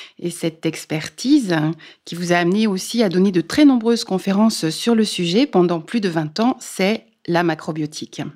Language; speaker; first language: French; native; French